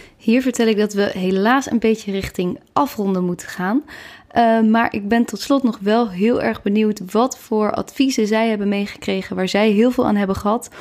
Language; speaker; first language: Dutch; native; Dutch